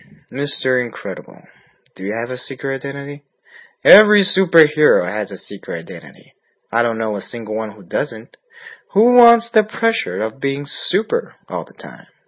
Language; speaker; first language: English; non-native, fluent; Chinese